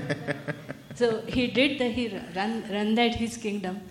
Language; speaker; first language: English; non-native, local second language; Marathi